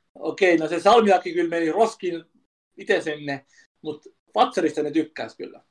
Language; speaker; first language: Finnish; early bilingual, other home language; Kurdish